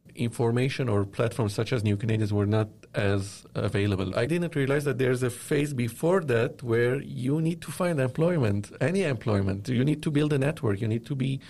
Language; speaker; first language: English; non-native, fluent; Arabic